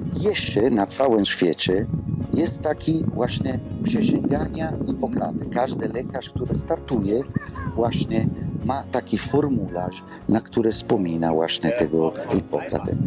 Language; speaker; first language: Polish; non-native, fluent; Italian